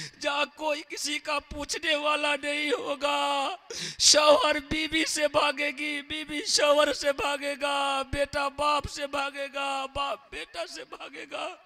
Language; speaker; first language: Hindi; native; Hindi